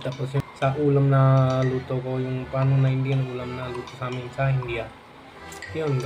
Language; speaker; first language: Filipino; non-native, learner; Punjabi